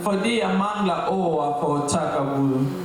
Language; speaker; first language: Swedish; non-native, learner; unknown